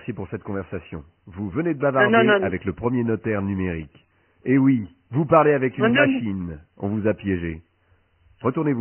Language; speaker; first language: French; native; French